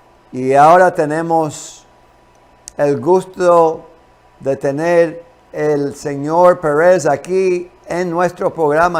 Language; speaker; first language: Spanish; non-native, fluent; English